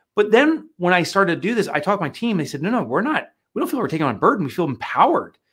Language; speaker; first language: English; native; English